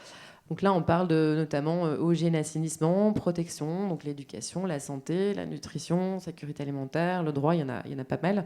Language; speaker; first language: French; native; French